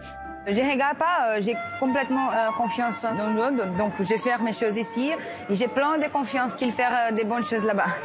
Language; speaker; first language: French; non-native, learner; Portuguese